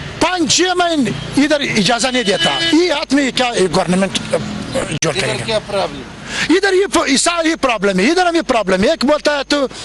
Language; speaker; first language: Hindi; non-native, learner; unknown